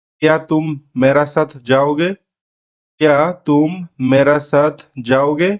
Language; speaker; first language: Hindi; non-native, local second language; Bangla